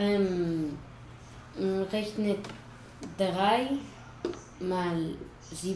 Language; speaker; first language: German; early bilingual, heritage; German